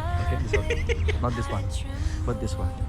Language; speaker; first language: English; non-native, learner; Indonesian